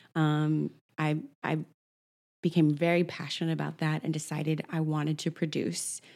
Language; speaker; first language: English; native; English